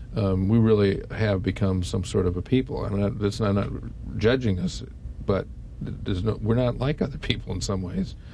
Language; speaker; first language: English; native; English